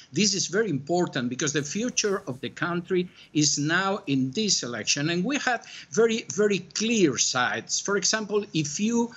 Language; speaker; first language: English; non-native, fluent; Spanish